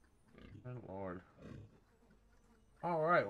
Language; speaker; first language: English; native; English